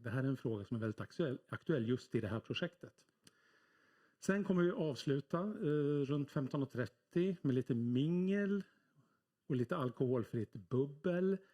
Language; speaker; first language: Swedish; native; Swedish